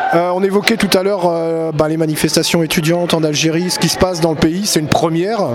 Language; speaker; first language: French; native; French